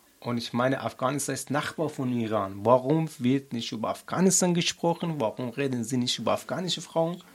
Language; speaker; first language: German; non-native, learner; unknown